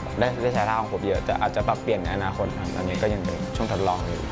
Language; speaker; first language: Thai; native; Thai